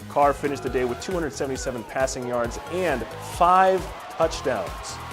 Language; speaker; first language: English; native; English